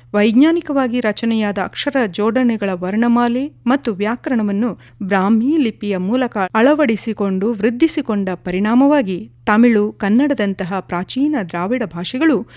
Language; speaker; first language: Kannada; non-native, local second language; Kodava